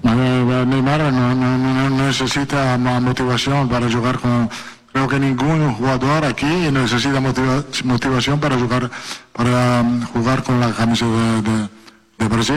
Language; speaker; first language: Spanish; non-native, fluent; Italian